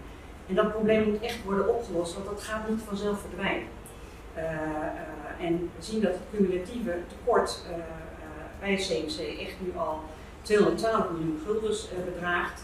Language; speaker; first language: Dutch; non-native, local second language; Papiamento